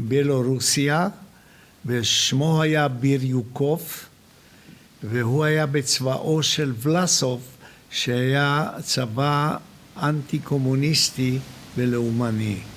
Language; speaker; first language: Hebrew; non-native, fluent; Hungarian